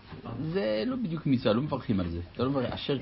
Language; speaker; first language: Hebrew; native; Hebrew